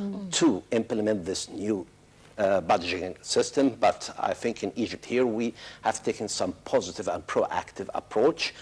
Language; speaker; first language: English; non-native, fluent; Arabic